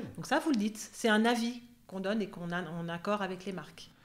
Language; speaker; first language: French; native; French